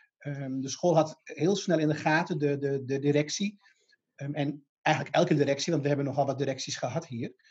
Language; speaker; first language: Dutch; native; Dutch